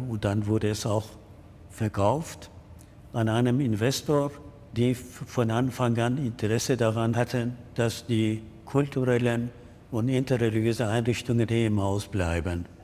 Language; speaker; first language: German; non-native, fluent; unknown